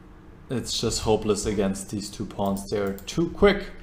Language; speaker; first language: English; non-native, fluent; German